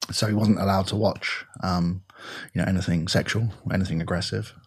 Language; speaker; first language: English; native; English